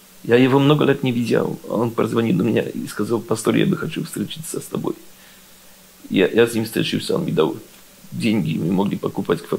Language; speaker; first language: Russian; non-native, learner; Polish